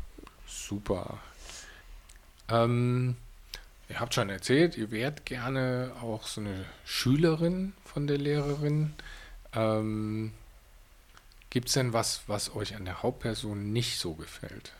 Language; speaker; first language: German; native; German